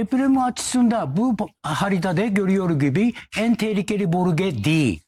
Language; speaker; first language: Turkish; non-native, fluent; Japanese